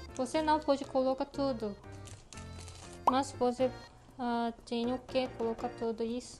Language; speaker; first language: Portuguese; non-native, learner; Korean